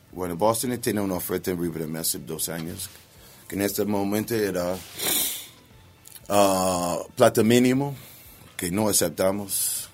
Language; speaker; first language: Spanish; non-native, learner; English